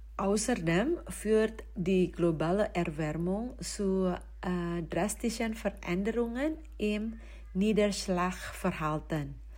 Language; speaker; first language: German; non-native, fluent; Indonesian